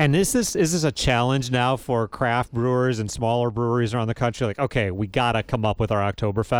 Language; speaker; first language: English; native; English